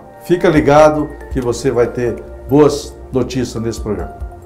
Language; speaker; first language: Portuguese; native; Portuguese